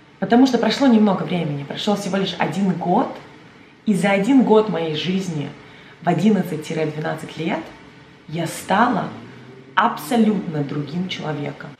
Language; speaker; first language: Russian; native; Russian